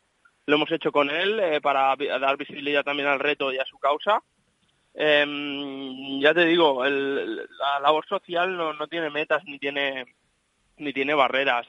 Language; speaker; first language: Spanish; native; Spanish